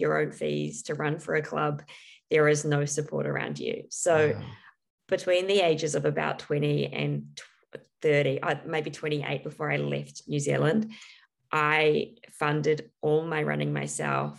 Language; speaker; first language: English; native; English